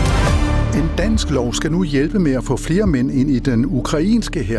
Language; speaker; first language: Danish; native; Danish